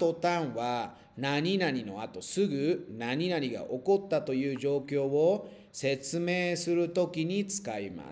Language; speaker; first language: Japanese; non-native, fluent; Spanish